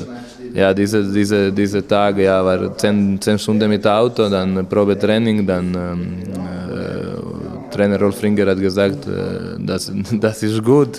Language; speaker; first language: German; non-native, learner; Croatian